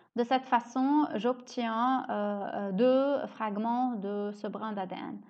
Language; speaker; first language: French; native; French